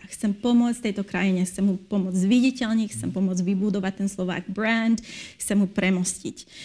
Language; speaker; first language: Slovak; early bilingual, heritage; Slovak